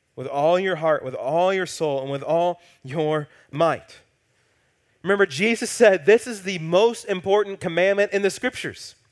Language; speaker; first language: English; native; English